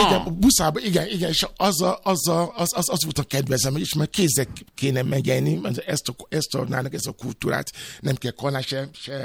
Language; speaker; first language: Hungarian; non-native, fluent; Yoruba